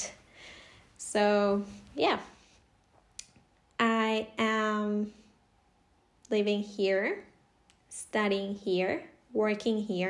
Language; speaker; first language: English; non-native, fluent; Spanish